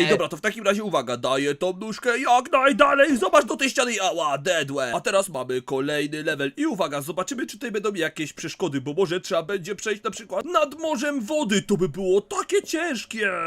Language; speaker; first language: Polish; native; Polish